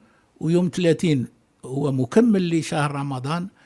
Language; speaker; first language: Arabic; native; Arabic